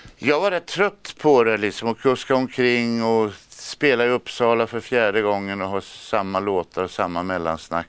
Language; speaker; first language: Swedish; native; Swedish